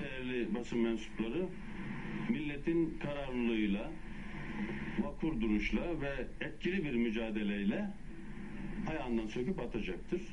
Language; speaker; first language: Turkish; native; Turkish